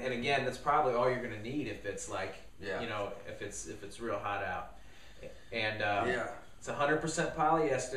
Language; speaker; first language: English; native; English